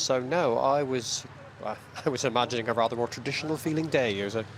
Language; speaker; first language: English; native; English